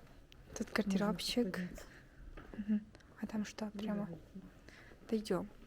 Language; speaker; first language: Russian; non-native, fluent; Mongolian